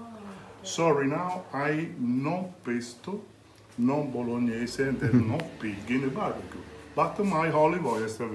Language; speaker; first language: English; non-native, learner; Italian